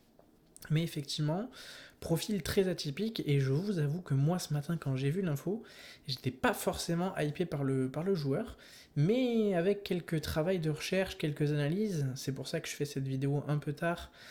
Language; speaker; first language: French; native; French